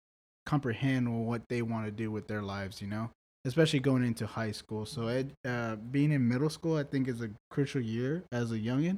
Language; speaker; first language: English; native; English